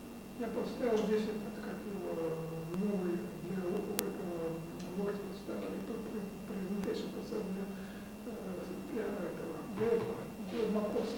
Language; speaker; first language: Russian; native; Russian